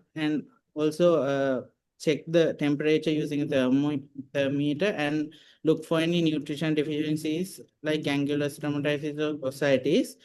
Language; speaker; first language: English; non-native, local second language; Sinhala